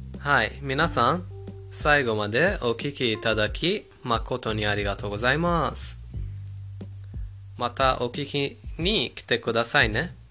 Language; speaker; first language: Japanese; non-native, learner; Persian